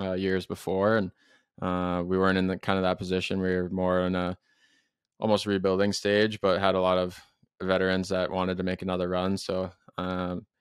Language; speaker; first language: English; native; English